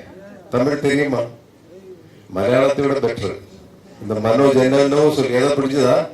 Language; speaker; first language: Tamil; non-native, local second language; Malayalam